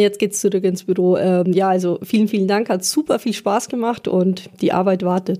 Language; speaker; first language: German; native; German